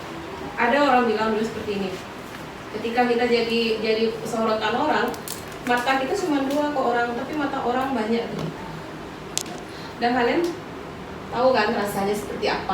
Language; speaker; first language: Indonesian; non-native, local second language; Minangkabau